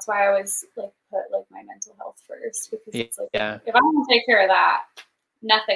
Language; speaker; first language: English; native; English